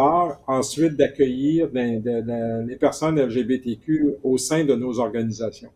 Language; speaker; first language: French; native; French